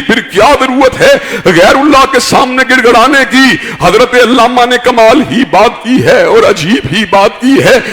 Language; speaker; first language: Urdu; non-native, local second language; Punjabi